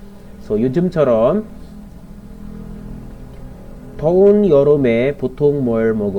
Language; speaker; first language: Korean; non-native, learner; Filipino